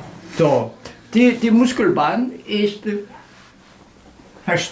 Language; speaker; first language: German; non-native, learner; Korean